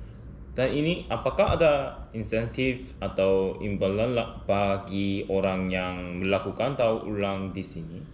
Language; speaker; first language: Indonesian; non-native, learner; Korean